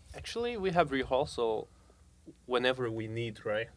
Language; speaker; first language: English; non-native, fluent; Korean